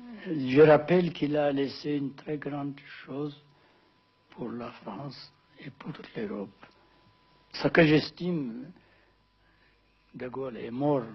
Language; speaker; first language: French; non-native, fluent; Amharic